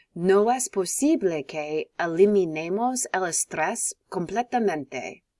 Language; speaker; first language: Spanish; non-native, fluent; English